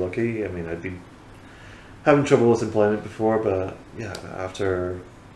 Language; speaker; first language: English; native; English